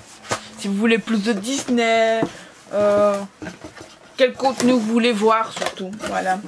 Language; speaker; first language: French; native; French